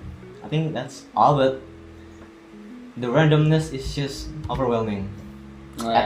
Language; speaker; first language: English; non-native, fluent; Javanese